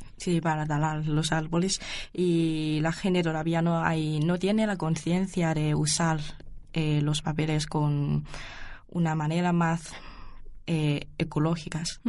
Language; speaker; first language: Spanish; non-native, learner; Chinese